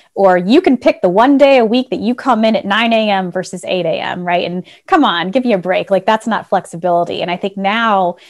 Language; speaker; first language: English; native; English